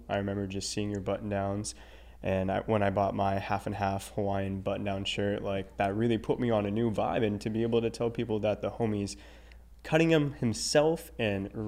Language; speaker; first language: English; native; English